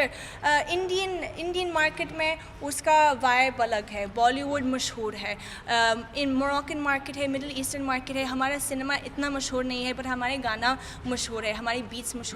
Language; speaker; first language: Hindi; non-native, fluent; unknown